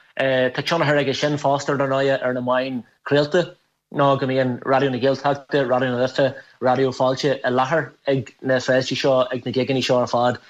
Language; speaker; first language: Irish; non-native, local second language; English